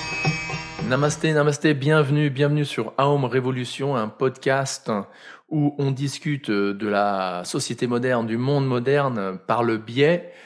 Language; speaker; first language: French; native; French